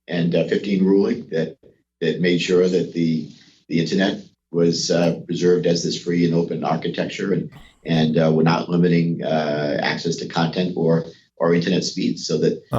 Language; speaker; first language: English; native; English